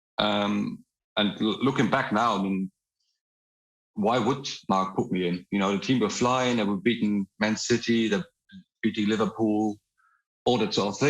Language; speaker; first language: English; non-native, fluent; German